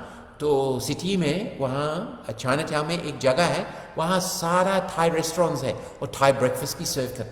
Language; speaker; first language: Hindi; non-native, fluent; English